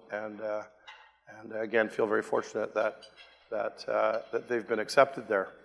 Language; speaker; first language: English; native; English